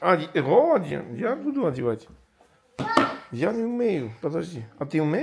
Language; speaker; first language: Russian; non-native, fluent; Armenian